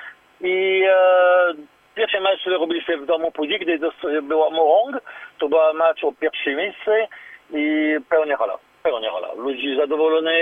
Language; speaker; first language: Polish; non-native, learner; French